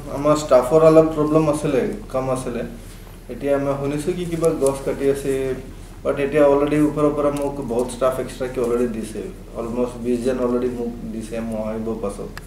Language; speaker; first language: Assamese; non-native, local second language; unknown